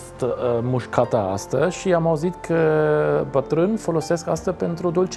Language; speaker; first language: Romanian; non-native, fluent; German